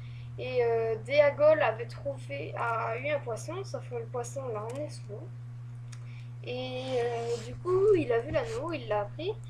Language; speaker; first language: French; native; French